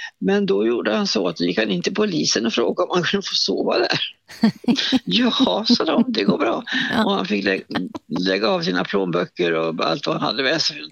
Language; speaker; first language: Swedish; native; Swedish